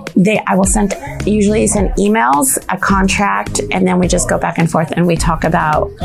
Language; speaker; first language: English; non-native, fluent; Spanish